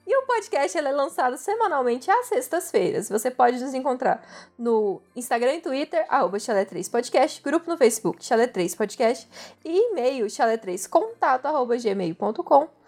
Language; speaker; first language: Portuguese; native; Portuguese